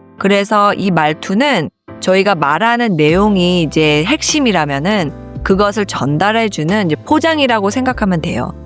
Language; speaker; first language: Korean; early bilingual, heritage; Korean